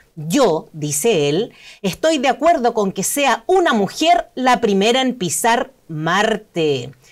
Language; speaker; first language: Spanish; native; Spanish